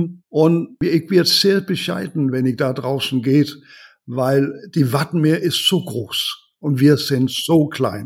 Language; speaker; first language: German; non-native, learner; Danish